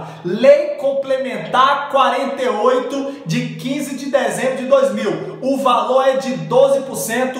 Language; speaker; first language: Portuguese; native; Portuguese